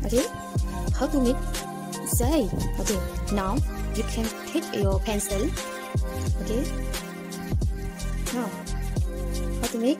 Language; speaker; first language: English; non-native, local second language; Malay